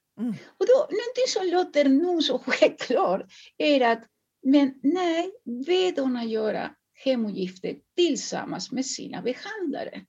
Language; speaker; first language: Swedish; non-native, fluent; Spanish